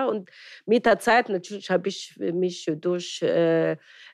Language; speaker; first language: German; non-native, fluent; Arabic